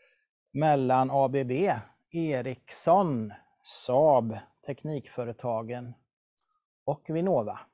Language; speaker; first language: Swedish; native; Swedish